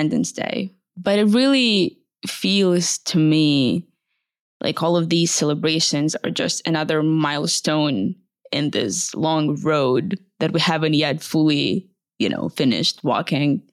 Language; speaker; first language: English; early bilingual, other home language; Russian